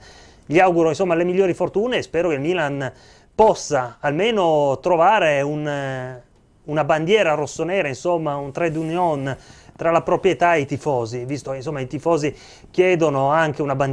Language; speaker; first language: Italian; native; Italian